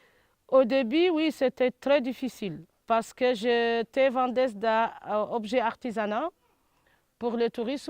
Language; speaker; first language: French; non-native, local second language; Arabic